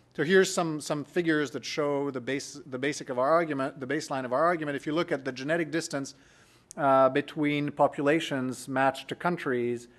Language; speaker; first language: English; non-native, fluent; French